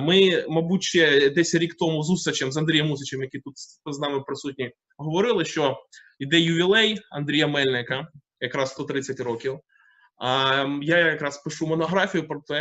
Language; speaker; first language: Ukrainian; native; Ukrainian